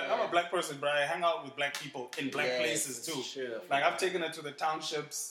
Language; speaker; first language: English; non-native, local second language; Xhosa